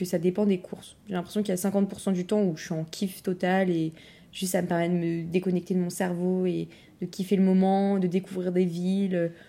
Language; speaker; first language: French; native; French